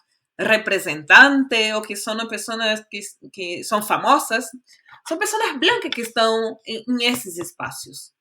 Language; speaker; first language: Spanish; non-native, fluent; Portuguese